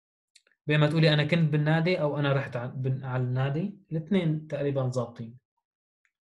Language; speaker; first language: Dutch; non-native, fluent; Arabic